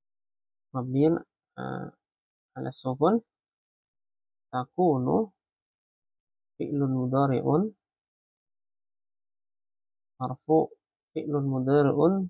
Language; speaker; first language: Arabic; non-native, fluent; Indonesian